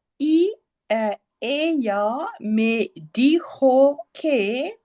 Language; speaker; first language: Spanish; non-native, learner; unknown